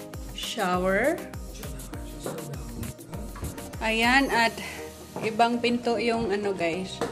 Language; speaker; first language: Filipino; native; Filipino